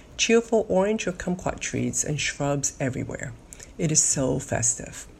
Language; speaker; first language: English; non-native, local second language; Cantonese